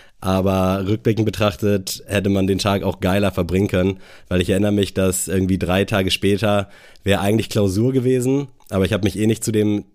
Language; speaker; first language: German; native; German